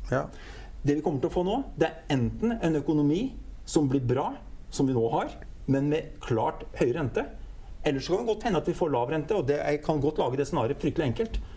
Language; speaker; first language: Norwegian; native; Norwegian